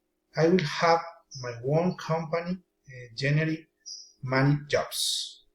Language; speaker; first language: English; non-native, learner; Spanish